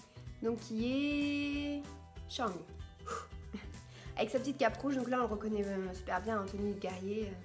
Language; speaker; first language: French; native; French